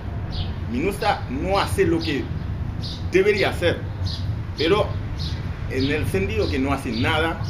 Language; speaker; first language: Spanish; non-native, fluent; Haitian Creole